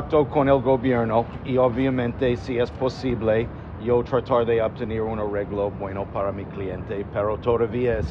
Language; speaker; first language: Spanish; non-native, learner; English